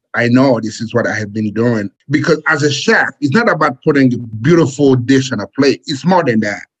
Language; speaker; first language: English; non-native, fluent; Haitian Creole